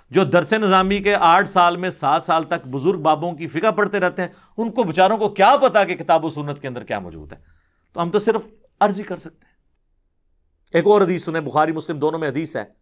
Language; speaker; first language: Urdu; non-native, local second language; Punjabi